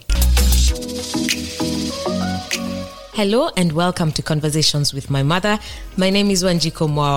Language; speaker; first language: English; non-native, local second language; Kikuyu